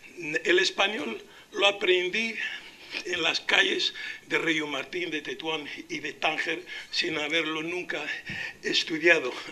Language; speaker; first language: Spanish; non-native, local second language; Arabic